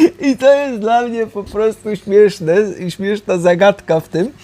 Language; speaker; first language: Polish; early bilingual, heritage; Polish